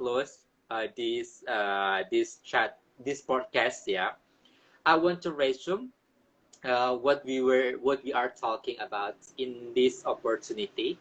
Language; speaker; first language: English; non-native, local second language; Indonesian